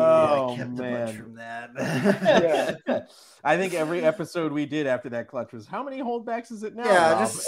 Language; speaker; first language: English; native; English